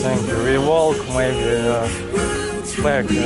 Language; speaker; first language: English; non-native, fluent; Russian